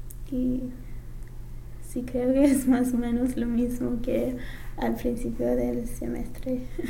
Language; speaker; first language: Spanish; non-native, fluent; English